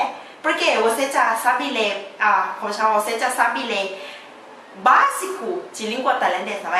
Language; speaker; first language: Portuguese; non-native, learner; Thai